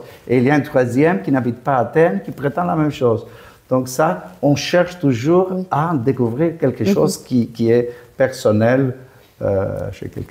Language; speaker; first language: French; non-native, fluent; Greek